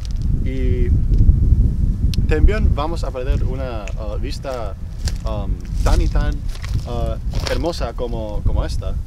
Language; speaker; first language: Spanish; non-native, fluent; English